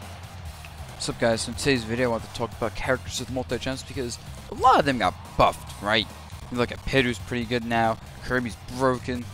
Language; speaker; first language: English; native; English